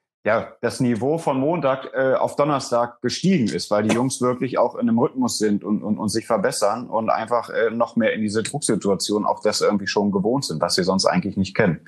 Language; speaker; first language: German; native; German